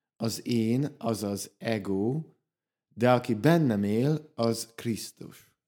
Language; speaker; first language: Hungarian; native; Hungarian